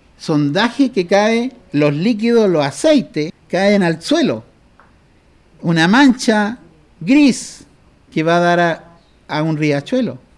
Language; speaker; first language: Spanish; native; Spanish